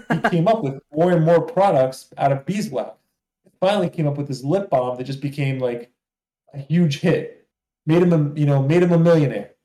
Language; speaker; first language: English; non-native, fluent; Hebrew